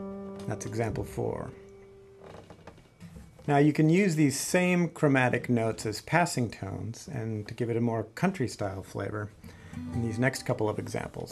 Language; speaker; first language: English; native; English